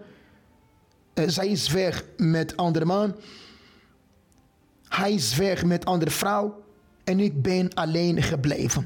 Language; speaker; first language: Dutch; non-native, fluent; Portuguese